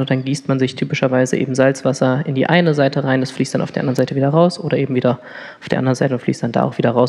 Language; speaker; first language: German; native; German